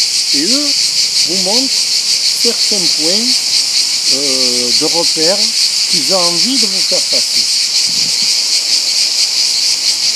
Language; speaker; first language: French; native; French